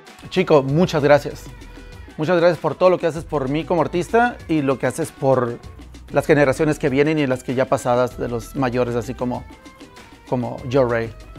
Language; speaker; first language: Spanish; native; Spanish